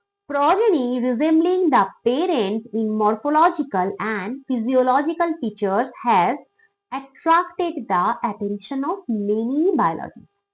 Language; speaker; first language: English; non-native, local second language; Bangla